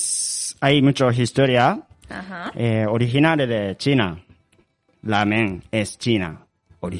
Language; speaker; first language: Spanish; non-native, learner; Japanese